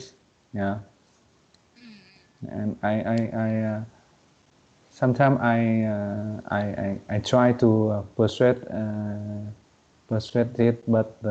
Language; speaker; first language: English; non-native, learner; Vietnamese